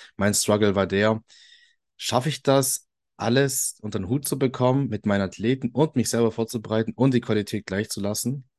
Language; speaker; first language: German; early bilingual, other home language; Italian